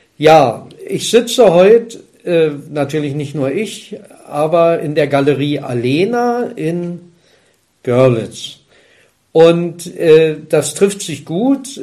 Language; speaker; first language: German; native; German